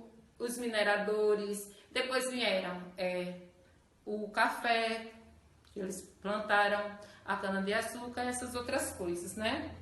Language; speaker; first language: Portuguese; native; Portuguese